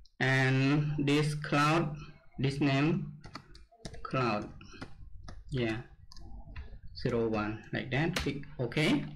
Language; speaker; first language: English; non-native, learner; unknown